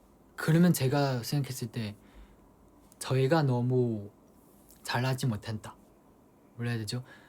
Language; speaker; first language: Korean; non-native, fluent; Chinese